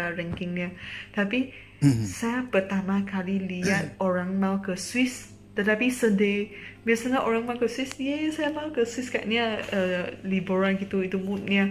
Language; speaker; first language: Indonesian; non-native, fluent; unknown